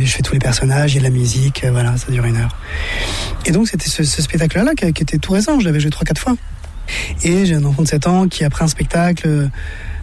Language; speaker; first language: French; native; French